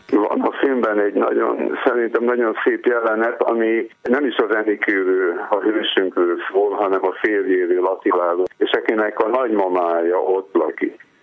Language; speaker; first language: Hungarian; native; Hungarian